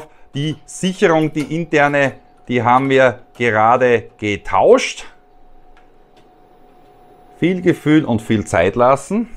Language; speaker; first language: German; native; German